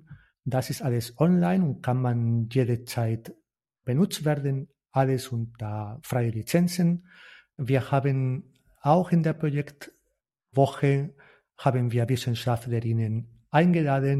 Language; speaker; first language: German; non-native, fluent; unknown